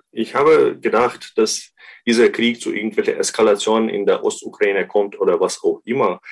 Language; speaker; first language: German; non-native, fluent; Ukrainian